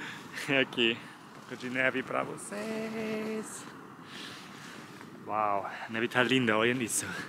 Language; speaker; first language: Portuguese; non-native, fluent; German